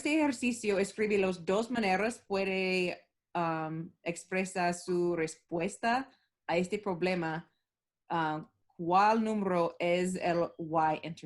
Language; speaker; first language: Spanish; non-native, learner; English